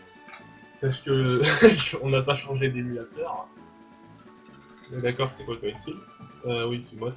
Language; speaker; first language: French; native; French